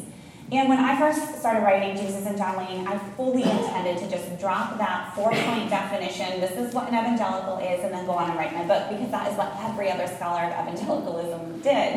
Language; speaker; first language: English; native; English